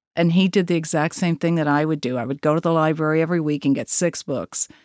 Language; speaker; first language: English; native; English